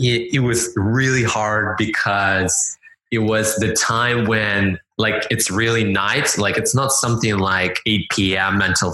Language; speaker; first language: English; non-native, fluent; Lithuanian